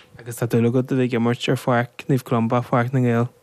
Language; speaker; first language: Irish; native; Irish